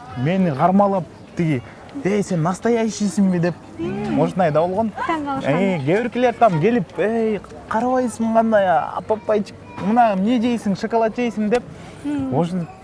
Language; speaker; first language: Kyrgyz; non-native, local second language; Russian